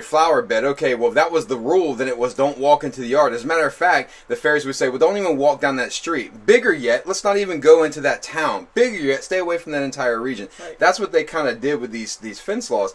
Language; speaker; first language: English; native; English